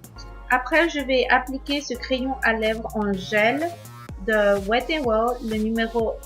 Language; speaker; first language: French; non-native, learner; Spanish